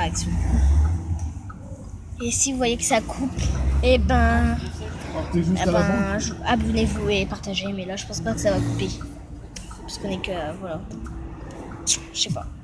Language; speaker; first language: French; native; French